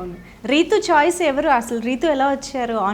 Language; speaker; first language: Telugu; native; Telugu